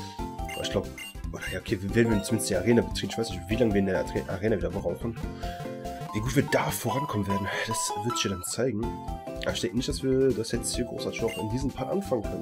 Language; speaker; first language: German; native; German